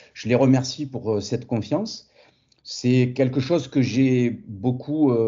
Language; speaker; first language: French; native; French